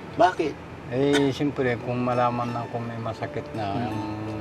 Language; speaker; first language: Filipino; non-native, learner; Japanese